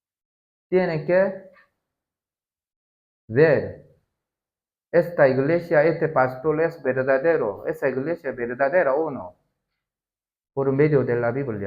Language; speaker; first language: Spanish; non-native, learner; Korean